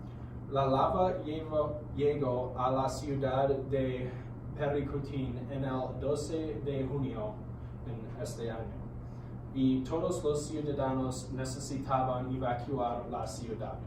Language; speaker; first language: Spanish; non-native, learner; English